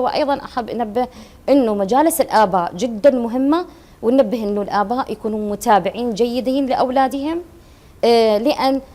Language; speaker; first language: Arabic; native; Arabic